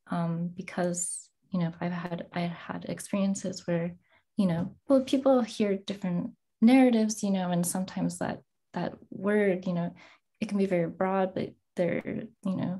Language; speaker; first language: English; native; English